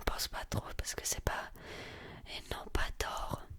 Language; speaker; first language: French; early bilingual, heritage; French